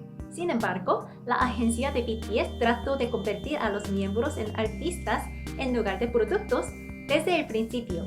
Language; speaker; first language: Spanish; non-native, fluent; Korean